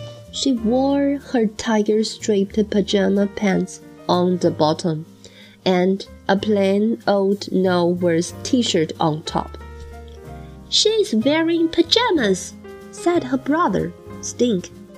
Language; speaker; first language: English; non-native, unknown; Chinese